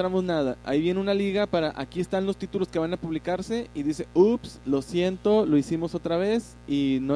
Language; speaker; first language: Spanish; native; Spanish